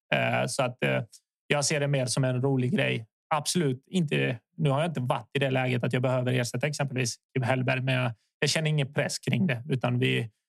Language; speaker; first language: Swedish; early bilingual, other home language; Bosnian